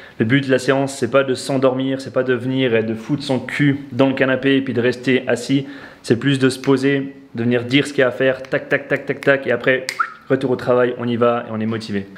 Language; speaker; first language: French; native; French